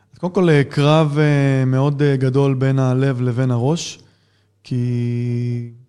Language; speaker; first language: Hebrew; native; Hebrew